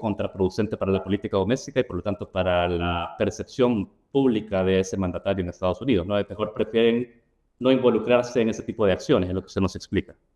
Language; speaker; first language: Spanish; native; Spanish